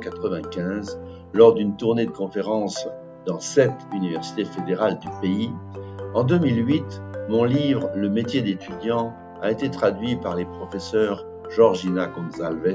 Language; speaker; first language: French; native; French